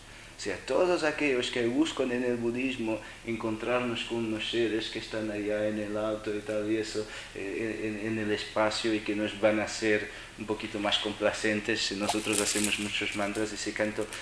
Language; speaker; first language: Spanish; non-native, fluent; Portuguese